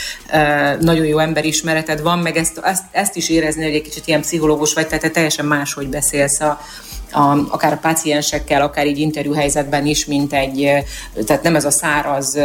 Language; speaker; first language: Hungarian; native; Hungarian